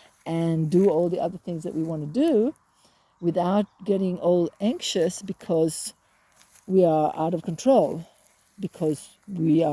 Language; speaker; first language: English; native; English